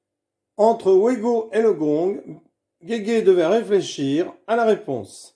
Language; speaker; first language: French; native; French